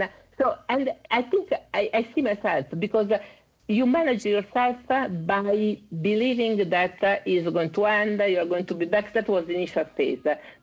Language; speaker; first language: English; non-native, fluent; Italian